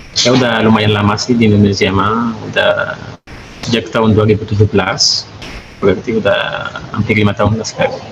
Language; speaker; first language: Indonesian; non-native, fluent; Malagasy